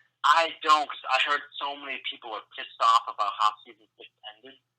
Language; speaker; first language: English; native; English